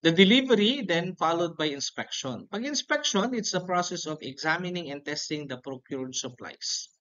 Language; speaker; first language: English; non-native, local second language; Filipino